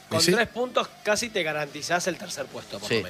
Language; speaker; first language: Spanish; native; Spanish